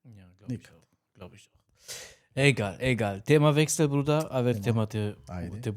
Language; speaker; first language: German; early bilingual, heritage; Romany